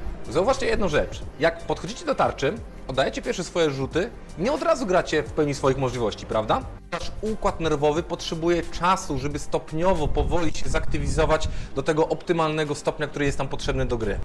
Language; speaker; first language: Polish; native; Polish